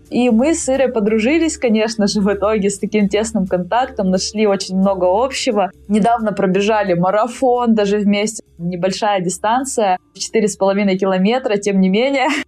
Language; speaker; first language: Russian; native; Russian